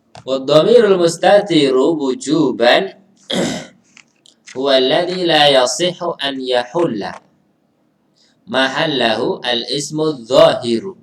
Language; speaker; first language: Arabic; non-native, fluent; Indonesian